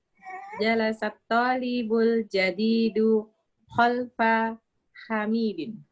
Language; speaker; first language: Arabic; non-native, learner; Indonesian